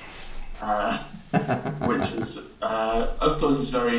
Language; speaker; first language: English; native; English